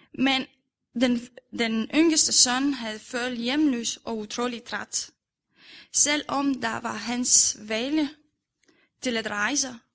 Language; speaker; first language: Danish; non-native, fluent; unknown